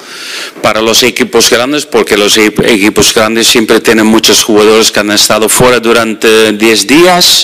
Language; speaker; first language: Spanish; non-native, fluent; Dutch